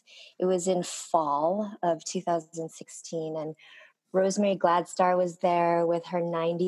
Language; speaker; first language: English; early bilingual, other home language; Korean